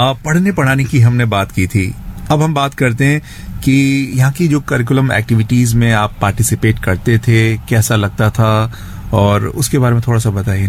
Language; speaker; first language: Hindi; native; Hindi